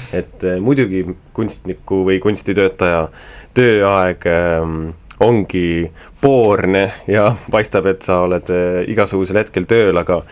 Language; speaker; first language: Estonian; native; Estonian